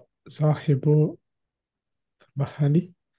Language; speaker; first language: Arabic; non-native, learner; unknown